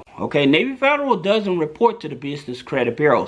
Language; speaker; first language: English; native; English